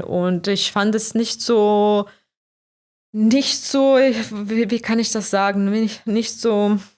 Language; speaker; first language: German; non-native, fluent; Croatian